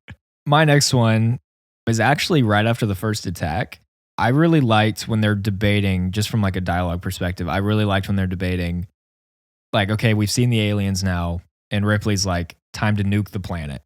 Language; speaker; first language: English; native; English